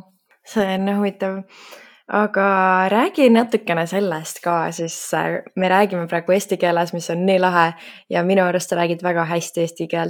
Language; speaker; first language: Estonian; native; Estonian